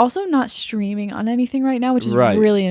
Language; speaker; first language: English; native; English